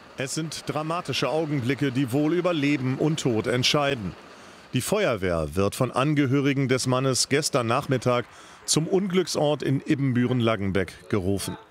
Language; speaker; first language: German; native; German